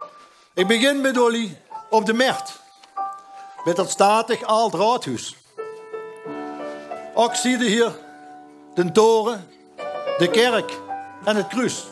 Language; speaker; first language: Dutch; native; Dutch